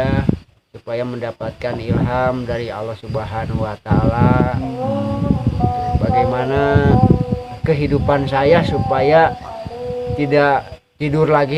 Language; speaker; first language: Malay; non-native, local second language; Sundanese